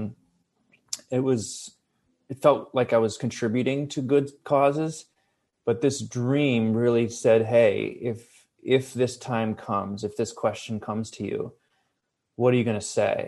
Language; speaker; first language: English; native; English